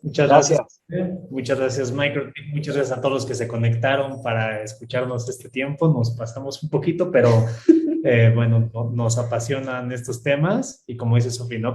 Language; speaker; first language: Spanish; native; Spanish